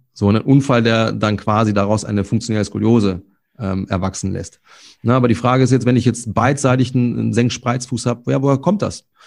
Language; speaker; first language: German; native; German